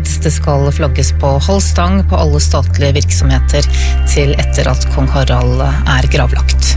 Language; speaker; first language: Norwegian; native; Norwegian